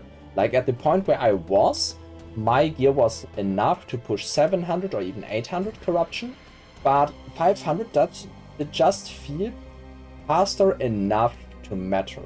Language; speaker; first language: English; non-native, fluent; German